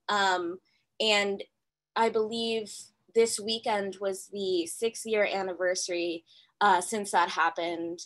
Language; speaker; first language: English; native; English